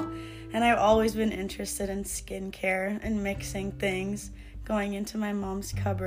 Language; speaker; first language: English; native; English